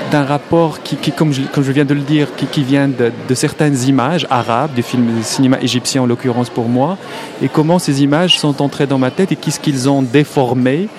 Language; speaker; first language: French; non-native, local second language; Arabic